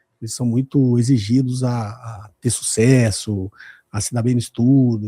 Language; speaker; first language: Portuguese; native; Portuguese